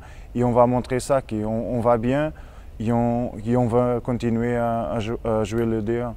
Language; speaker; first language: French; non-native, learner; Portuguese